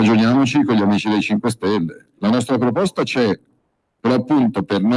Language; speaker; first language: Italian; native; Italian